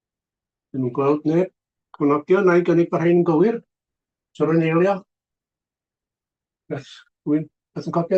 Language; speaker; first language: Welsh; native; Welsh